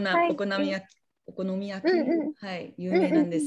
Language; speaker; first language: Japanese; non-native, learner; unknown